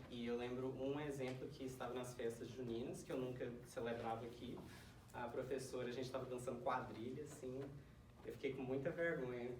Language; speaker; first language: Portuguese; early bilingual, heritage; Portuguese